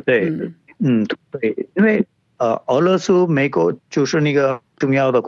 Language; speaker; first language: Chinese; non-native, fluent; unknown